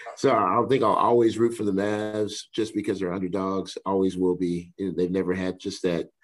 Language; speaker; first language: English; native; English